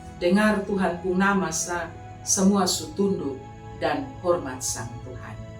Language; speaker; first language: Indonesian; non-native, local second language; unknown